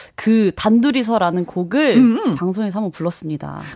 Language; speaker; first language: Korean; native; Korean